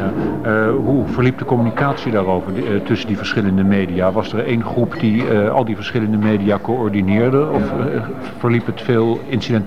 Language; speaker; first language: Dutch; native; Dutch